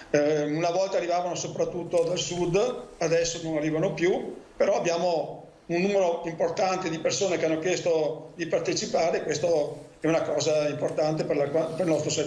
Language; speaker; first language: Italian; native; Italian